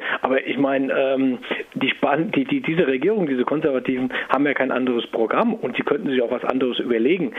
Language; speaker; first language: German; native; German